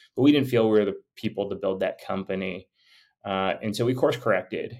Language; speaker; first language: English; native; English